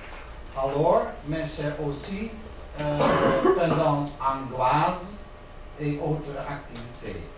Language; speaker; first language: French; non-native, learner; Dutch